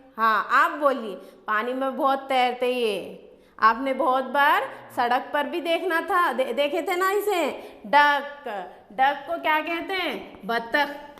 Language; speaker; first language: Hindi; native; Hindi